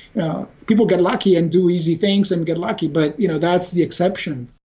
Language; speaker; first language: English; non-native, fluent; Italian